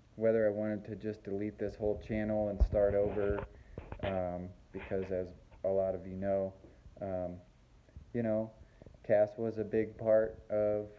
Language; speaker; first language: English; native; English